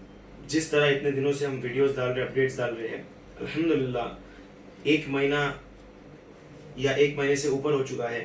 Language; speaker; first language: Hindi; native; Hindi